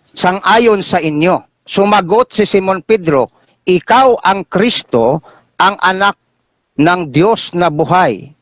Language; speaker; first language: Filipino; non-native, local second language; Cebuano